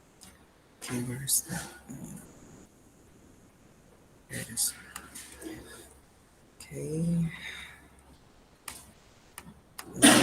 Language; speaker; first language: English; non-native, fluent; Indonesian